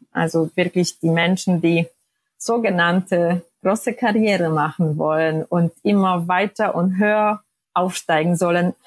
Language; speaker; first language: German; non-native, fluent; Polish